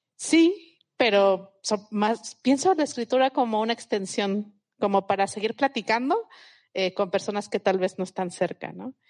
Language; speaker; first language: Spanish; non-native, local second language; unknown